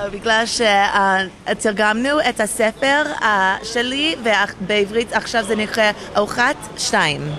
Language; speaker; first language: Hebrew; non-native, learner; English